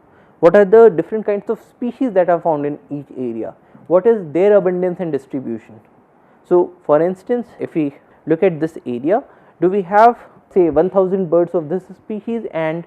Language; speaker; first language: English; non-native, local second language; Hindi